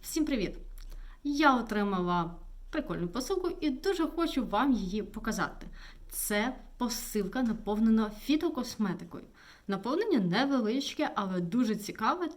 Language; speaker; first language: Ukrainian; non-native, local second language; Russian